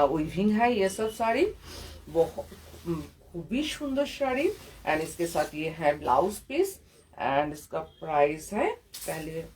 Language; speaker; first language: Hindi; non-native, local second language; Bangla